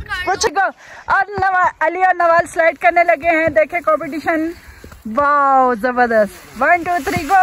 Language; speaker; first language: Urdu; native; Urdu